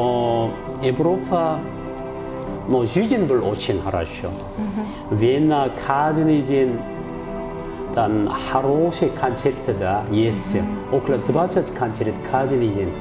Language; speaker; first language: Russian; non-native, learner; Korean